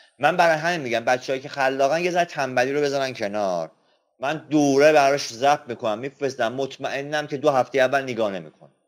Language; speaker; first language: Persian; non-native, local second language; Azerbaijani